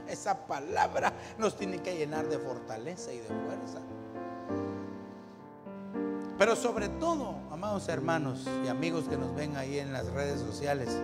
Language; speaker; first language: Spanish; native; Spanish